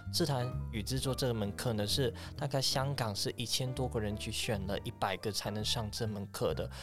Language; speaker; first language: Chinese; non-native, fluent; Cantonese